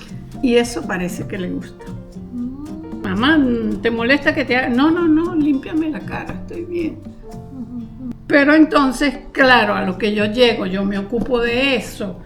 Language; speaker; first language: Spanish; native; Spanish